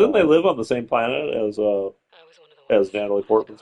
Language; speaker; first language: English; native; English